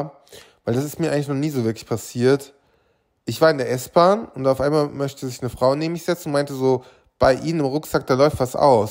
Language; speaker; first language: German; native; German